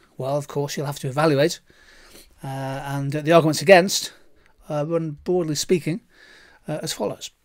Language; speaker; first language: English; native; English